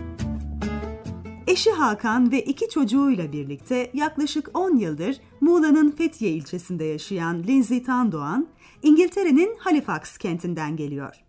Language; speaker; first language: Turkish; native; Turkish